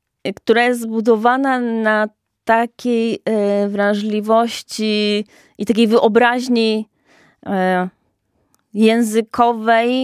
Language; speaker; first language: Polish; native; Polish